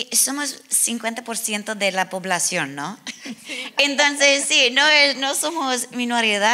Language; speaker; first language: Spanish; non-native, learner; English